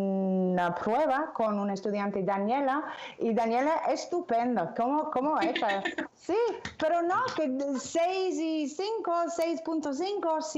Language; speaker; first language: Spanish; non-native, fluent; English